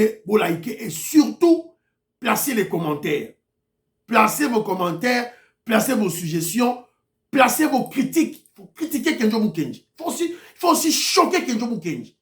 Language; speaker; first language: French; non-native, local second language; Lingala